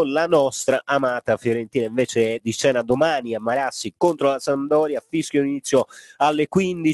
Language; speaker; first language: Italian; native; Italian